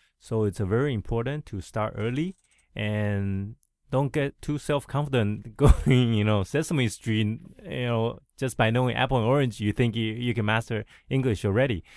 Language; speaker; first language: English; early bilingual, other home language; Chinese